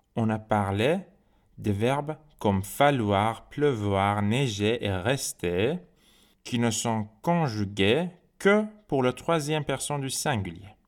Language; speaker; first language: French; non-native, fluent; Persian